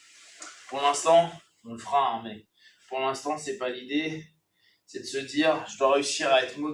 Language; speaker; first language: French; native; French